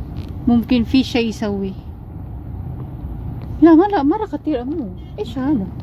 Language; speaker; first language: Arabic; non-native, learner; Filipino